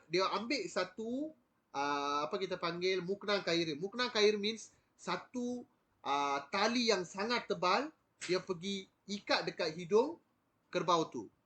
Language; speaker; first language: Malay; non-native, local second language; Tamil